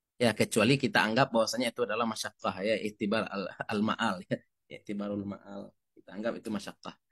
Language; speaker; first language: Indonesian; non-native, local second language; Minangkabau